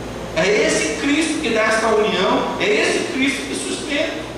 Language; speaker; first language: Portuguese; native; Portuguese